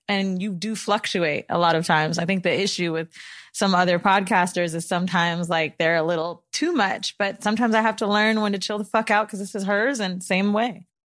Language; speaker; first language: English; native; English